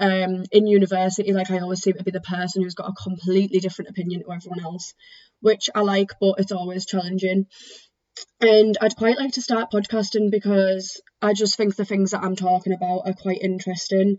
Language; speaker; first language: English; native; English